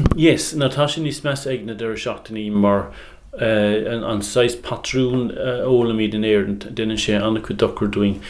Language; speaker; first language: Irish; non-native, local second language; English